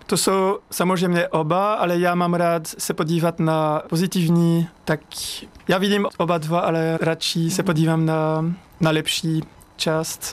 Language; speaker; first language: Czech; non-native, learner; French